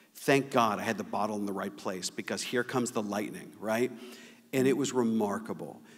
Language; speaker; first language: English; native; English